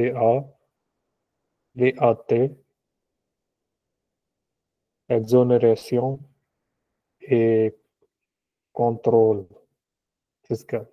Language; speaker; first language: French; non-native, learner; Punjabi